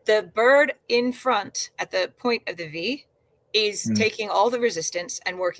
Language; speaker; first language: English; native; English